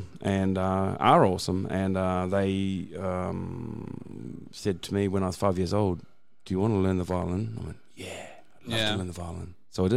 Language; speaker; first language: English; native; English